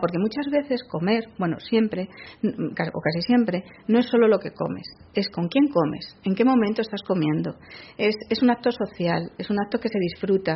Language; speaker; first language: Spanish; native; Spanish